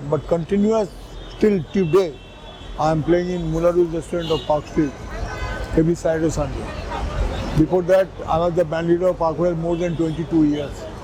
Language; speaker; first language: English; non-native, local second language; Bangla